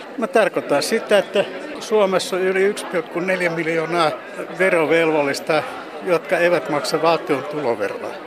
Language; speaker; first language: Finnish; native; Finnish